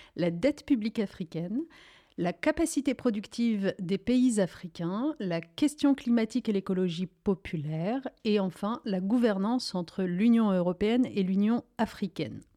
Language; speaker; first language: French; early bilingual, other home language; Riffian